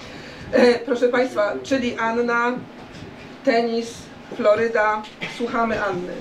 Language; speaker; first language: Polish; native; Polish